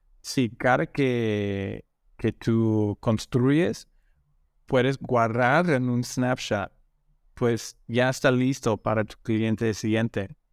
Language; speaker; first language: Spanish; non-native, learner; English